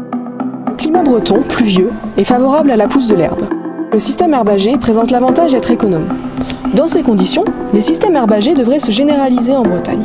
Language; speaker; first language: French; native; French